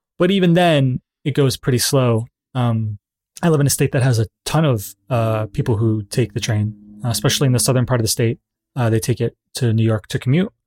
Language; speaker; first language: English; native; English